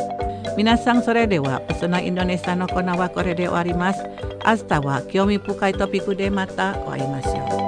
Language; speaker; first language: Japanese; non-native, fluent; Indonesian